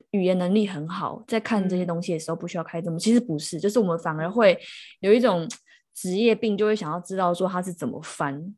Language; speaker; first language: Chinese; native; Chinese